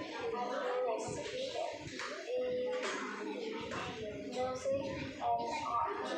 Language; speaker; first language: English; non-native, learner; Vietnamese